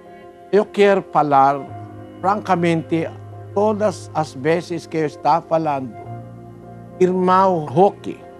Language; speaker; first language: Portuguese; non-native, learner; Filipino